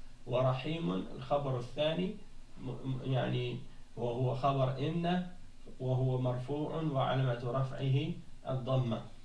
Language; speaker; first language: Arabic; non-native, fluent; French